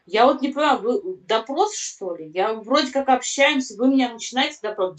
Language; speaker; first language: Russian; native; Russian